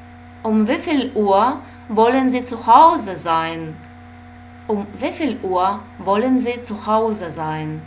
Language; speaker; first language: German; non-native, fluent; Russian